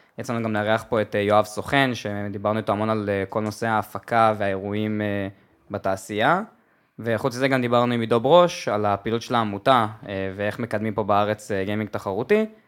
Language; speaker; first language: Hebrew; native; Hebrew